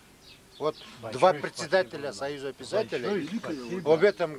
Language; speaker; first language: Russian; non-native, local second language; Karachay-Balkar